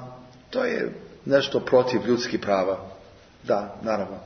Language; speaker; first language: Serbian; non-native, learner; English